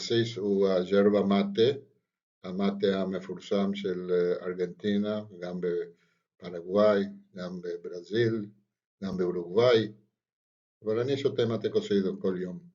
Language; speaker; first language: Hebrew; non-native, fluent; Spanish